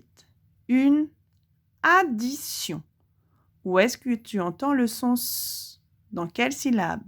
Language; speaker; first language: French; native; French